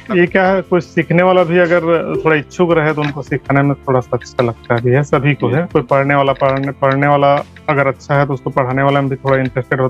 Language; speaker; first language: Hindi; native; Hindi